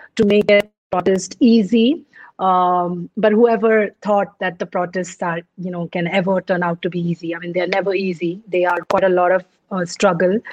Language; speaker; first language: English; non-native, local second language; Punjabi